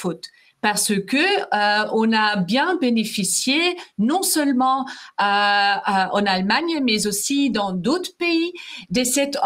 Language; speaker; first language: French; non-native, fluent; German